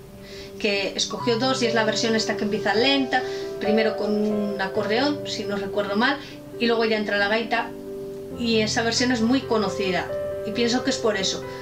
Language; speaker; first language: Spanish; native; Spanish